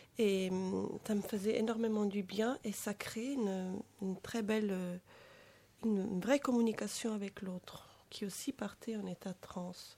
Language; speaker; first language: French; non-native, fluent; Italian